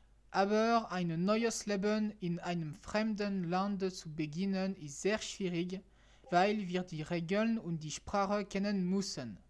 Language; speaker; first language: German; non-native, learner; French